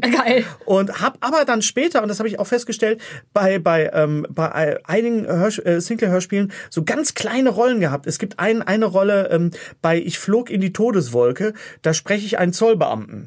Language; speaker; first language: German; native; German